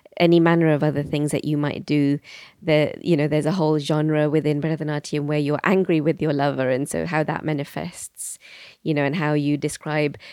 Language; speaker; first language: English; native; English